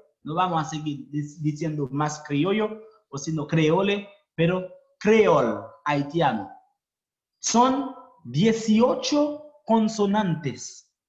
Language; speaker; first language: Spanish; non-native, fluent; Haitian Creole